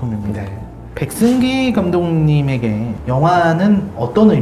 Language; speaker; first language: Korean; native; Korean